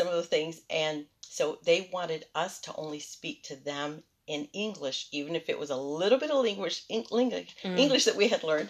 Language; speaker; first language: English; early bilingual, other home language; Spanish